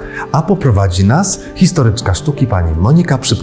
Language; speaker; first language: Polish; native; Polish